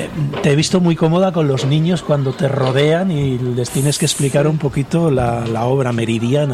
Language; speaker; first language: Spanish; native; Spanish